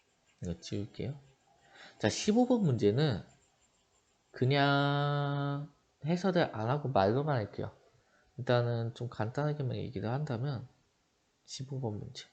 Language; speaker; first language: Korean; native; Korean